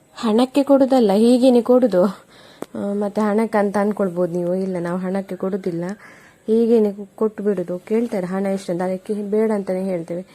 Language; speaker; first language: Kannada; non-native, local second language; Tulu